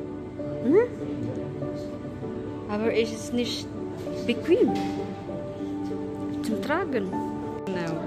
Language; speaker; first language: German; non-native, learner; Filipino